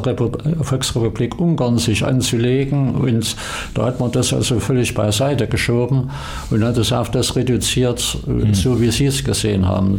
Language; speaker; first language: German; native; German